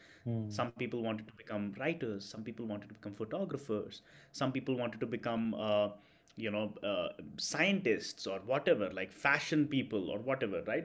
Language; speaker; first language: English; non-native, local second language; Kashmiri